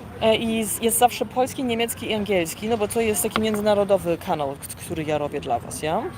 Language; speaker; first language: Polish; early bilingual, heritage; Polish